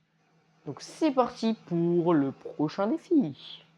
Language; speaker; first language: French; native; French